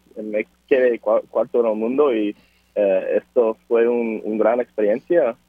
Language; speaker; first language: Spanish; early bilingual, other home language; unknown